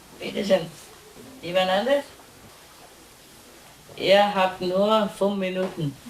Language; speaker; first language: German; non-native, learner; Vietnamese